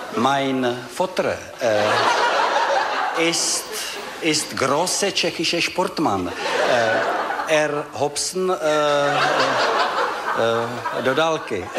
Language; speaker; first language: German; non-native, learner; Czech